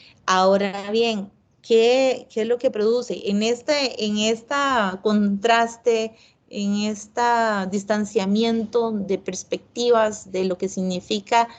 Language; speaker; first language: Spanish; native; Spanish